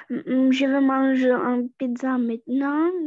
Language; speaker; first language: French; non-native, learner; Russian